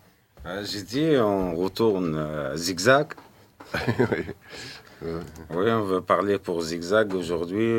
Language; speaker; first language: French; non-native, learner; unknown